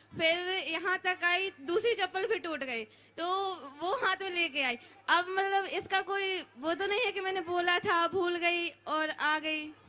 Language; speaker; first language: Hindi; native; Hindi